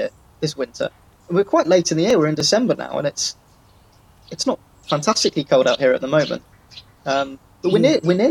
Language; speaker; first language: English; native; English